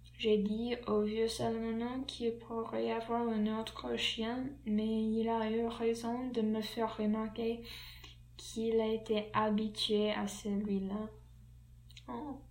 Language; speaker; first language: French; non-native, learner; English